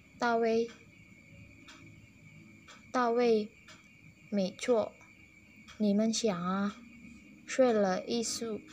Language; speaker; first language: Chinese; non-native, learner; Indonesian